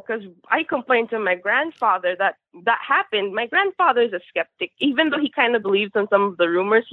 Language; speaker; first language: English; non-native, local second language; Filipino